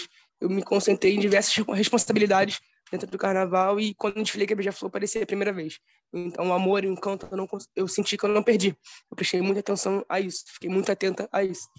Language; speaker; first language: Portuguese; native; Portuguese